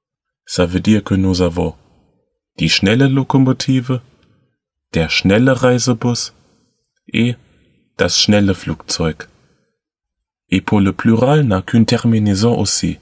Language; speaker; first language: French; non-native, learner; German